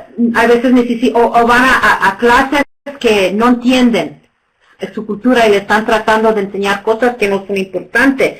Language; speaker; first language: Spanish; non-native, fluent; English